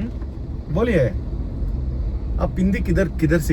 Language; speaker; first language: Hindi; non-native, local second language; Kannada